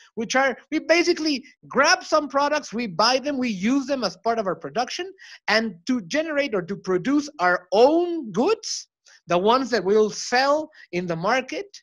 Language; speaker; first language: English; non-native, fluent; Spanish